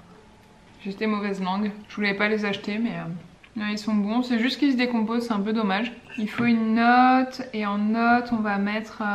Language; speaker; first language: French; native; French